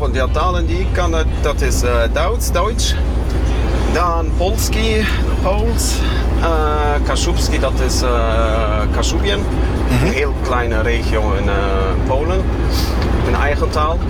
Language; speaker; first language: Dutch; non-native, fluent; Kashubian